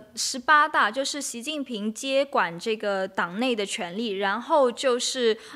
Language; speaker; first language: Chinese; native; Chinese